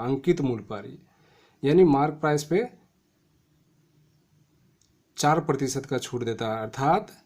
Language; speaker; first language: Hindi; native; Hindi